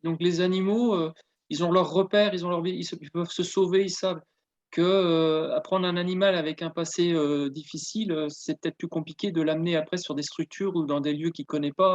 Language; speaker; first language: French; native; French